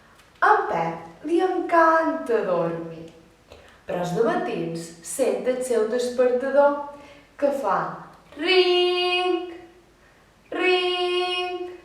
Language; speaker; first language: Catalan; native; Catalan